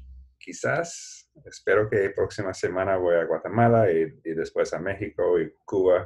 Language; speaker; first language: Spanish; non-native, learner; English